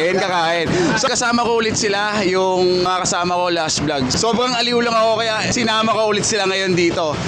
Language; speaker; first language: Filipino; native; Filipino